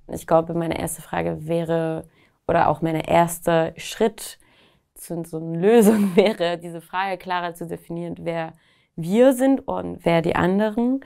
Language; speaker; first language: German; non-native, fluent; Persian